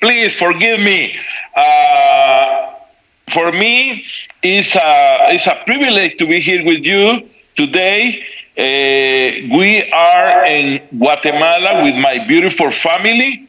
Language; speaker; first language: English; non-native, learner; Spanish